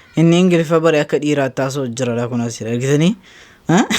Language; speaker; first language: Oromo; native; Oromo